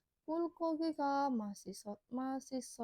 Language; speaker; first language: Korean; non-native, learner; Indonesian